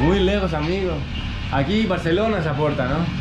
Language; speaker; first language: Spanish; non-native, learner; Greek